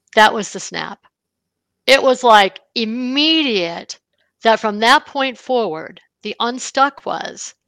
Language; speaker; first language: English; native; English